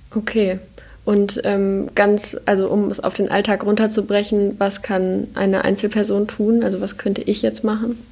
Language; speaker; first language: German; native; German